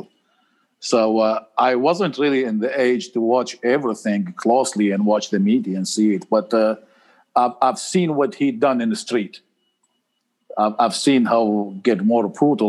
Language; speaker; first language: English; non-native, fluent; Arabic